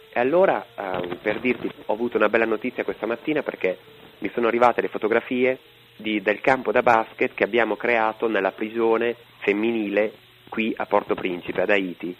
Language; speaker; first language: Italian; native; Italian